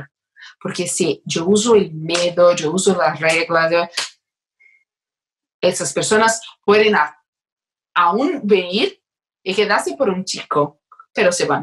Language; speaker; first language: Spanish; non-native, fluent; Portuguese